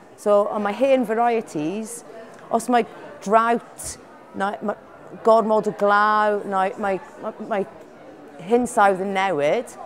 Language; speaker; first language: Welsh; non-native, learner; English